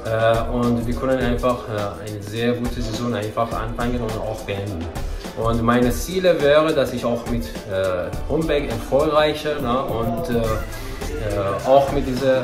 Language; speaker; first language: German; non-native, fluent; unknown